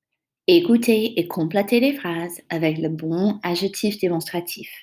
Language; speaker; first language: French; non-native, fluent; English